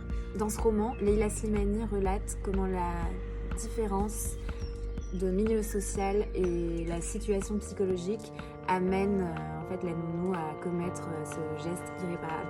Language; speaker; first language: French; native; French